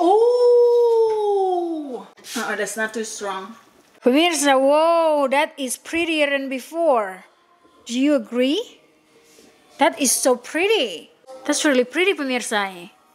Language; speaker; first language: English; non-native, fluent; Indonesian